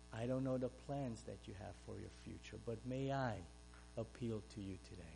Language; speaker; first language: English; non-native, fluent; Romanian